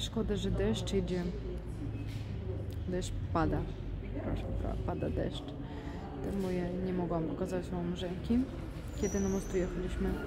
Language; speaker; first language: Polish; non-native, learner; Ukrainian